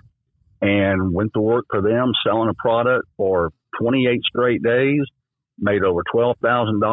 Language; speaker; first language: English; native; English